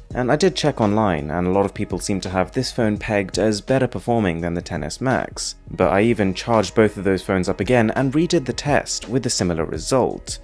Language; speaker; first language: English; native; English